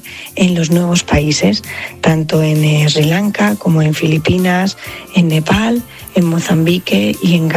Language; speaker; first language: Spanish; native; Spanish